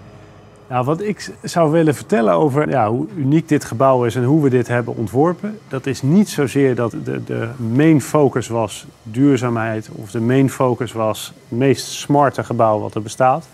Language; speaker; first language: Dutch; native; Dutch